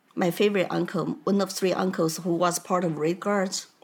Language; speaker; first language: English; non-native, fluent; Chinese